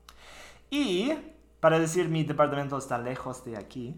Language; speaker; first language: Spanish; non-native, fluent; English